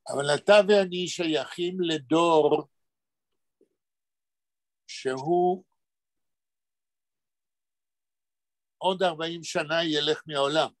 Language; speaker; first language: Hebrew; non-native, fluent; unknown